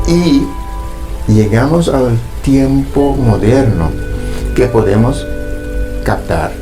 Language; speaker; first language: Spanish; non-native, fluent; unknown